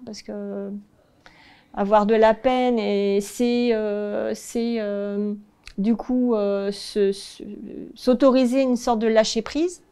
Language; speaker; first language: French; native; French